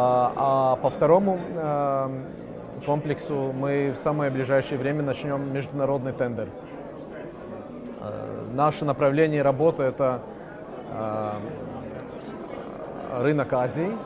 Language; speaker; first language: Russian; non-native, local second language; Latvian